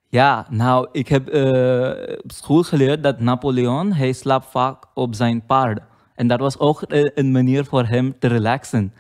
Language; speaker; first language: Dutch; non-native, learner; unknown